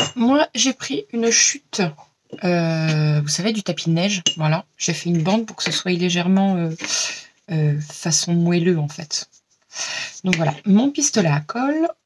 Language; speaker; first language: French; native; French